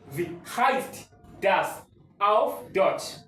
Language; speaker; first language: German; non-native, learner; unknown